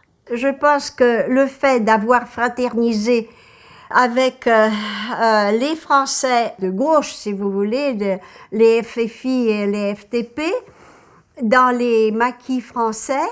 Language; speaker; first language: French; early bilingual, other home language; Russian